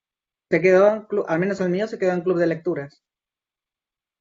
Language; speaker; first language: Spanish; native; Spanish